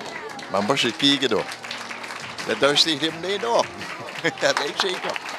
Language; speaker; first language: Dutch; native; Dutch